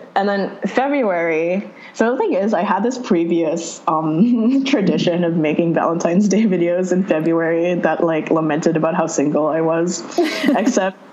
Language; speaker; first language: English; non-native, local second language; Cebuano